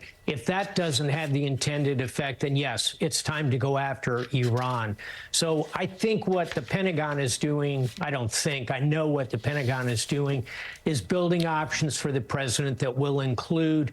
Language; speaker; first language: English; native; English